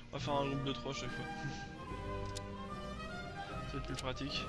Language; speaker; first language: French; native; French